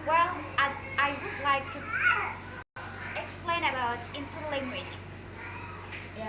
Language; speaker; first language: English; non-native, learner; Indonesian